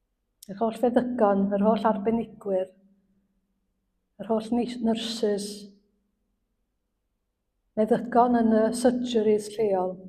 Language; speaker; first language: Welsh; native; Welsh